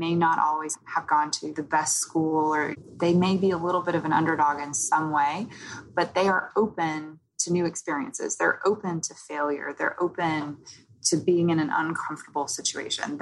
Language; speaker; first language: English; native; English